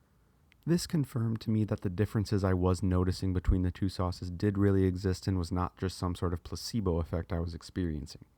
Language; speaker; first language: English; native; English